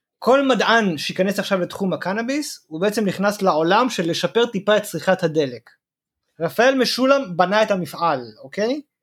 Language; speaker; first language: Hebrew; native; Hebrew